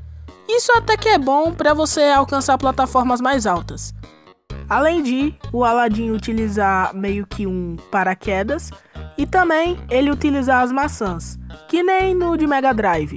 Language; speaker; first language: Portuguese; native; Portuguese